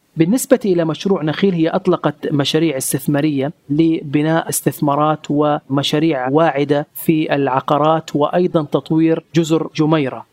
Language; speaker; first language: Arabic; native; Arabic